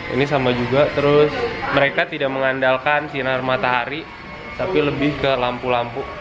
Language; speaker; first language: Indonesian; native; Indonesian